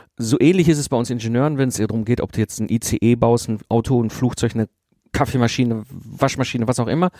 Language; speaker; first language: German; native; German